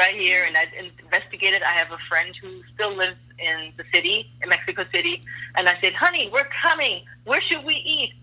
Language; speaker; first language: English; non-native, fluent; German